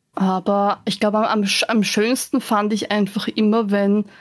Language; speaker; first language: German; native; German